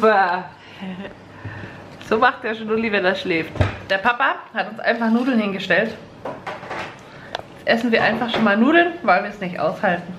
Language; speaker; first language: German; native; German